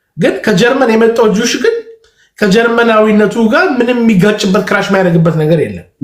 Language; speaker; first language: Amharic; native; Amharic